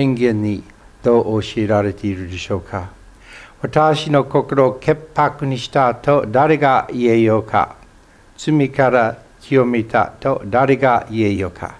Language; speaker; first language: Japanese; non-native, fluent; English